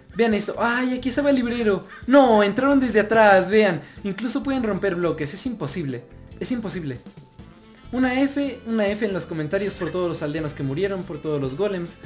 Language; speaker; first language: Spanish; native; Spanish